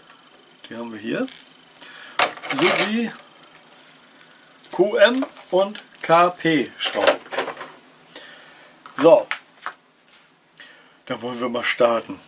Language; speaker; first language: German; native; German